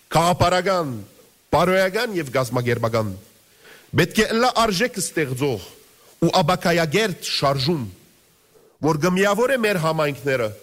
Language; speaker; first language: Armenian; native; Armenian